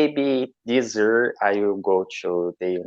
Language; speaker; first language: English; non-native, learner; Portuguese